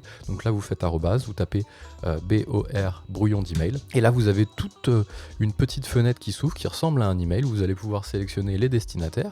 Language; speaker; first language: French; native; French